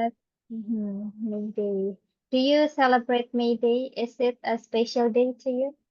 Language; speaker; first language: English; non-native, fluent; Indonesian